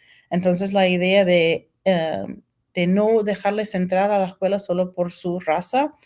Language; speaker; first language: Spanish; non-native, fluent; English